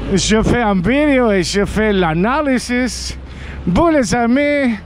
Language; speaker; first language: French; non-native, learner; Spanish